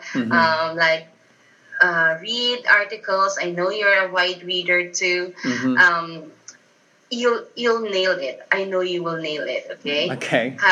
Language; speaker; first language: English; non-native, local second language; Filipino